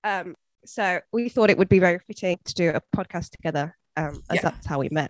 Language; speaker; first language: English; native; English